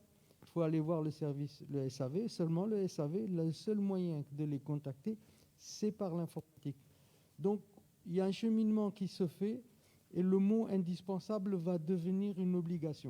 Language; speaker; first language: French; native; French